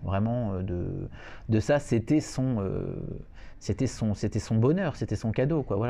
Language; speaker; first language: French; native; French